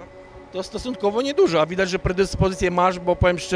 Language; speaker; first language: Polish; native; Polish